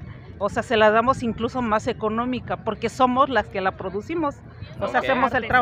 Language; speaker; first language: Spanish; native; Spanish